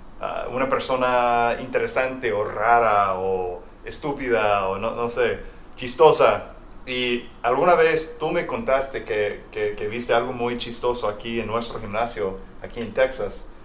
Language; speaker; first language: Spanish; non-native, fluent; English